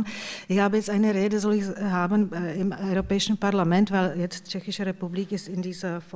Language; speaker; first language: German; non-native, fluent; Czech